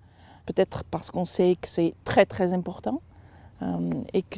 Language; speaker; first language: French; native; French